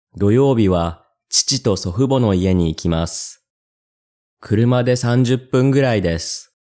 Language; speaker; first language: Japanese; non-native, learner; English